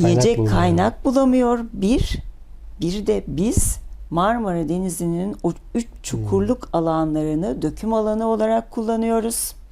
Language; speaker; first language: Turkish; native; Turkish